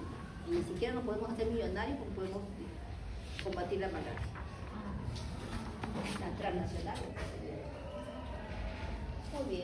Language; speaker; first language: Spanish; native; Spanish